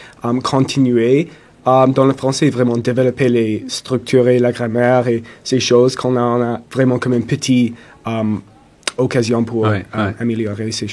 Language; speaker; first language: French; non-native, local second language; English